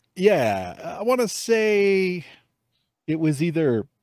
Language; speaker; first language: English; native; English